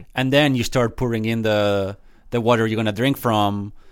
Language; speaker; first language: English; early bilingual, other home language; Spanish